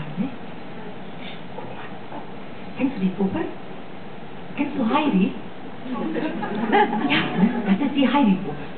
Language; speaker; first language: German; non-native, fluent; English